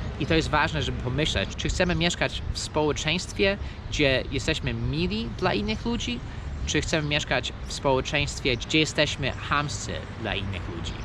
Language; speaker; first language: Polish; early bilingual, heritage; Polish